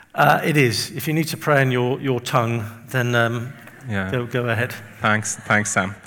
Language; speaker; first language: English; native; English